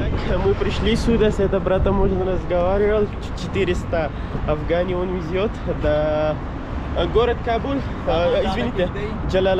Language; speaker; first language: Russian; non-native, learner; Pashto